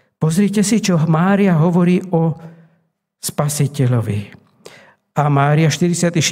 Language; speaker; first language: Slovak; native; Slovak